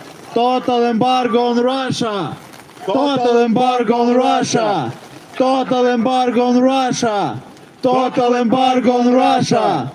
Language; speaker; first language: English; non-native, learner; Ukrainian